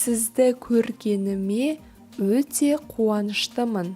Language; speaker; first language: Kazakh; native; Kazakh